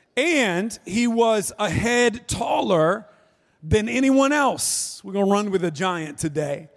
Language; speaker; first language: English; native; English